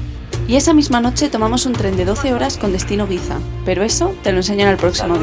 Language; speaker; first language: Spanish; native; Spanish